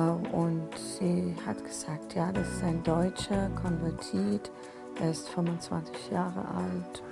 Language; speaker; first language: German; non-native, fluent; Persian